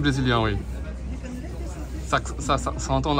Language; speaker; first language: French; non-native, fluent; Portuguese